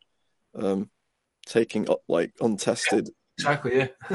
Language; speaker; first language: English; native; English